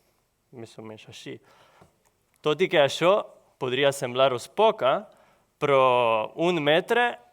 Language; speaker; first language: Catalan; non-native, local second language; Spanish